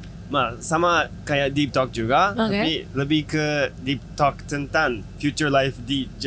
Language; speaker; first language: Indonesian; non-native, fluent; Japanese